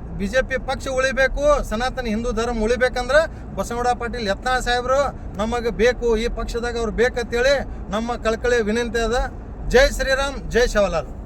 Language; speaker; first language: Kannada; non-native, local second language; Lambadi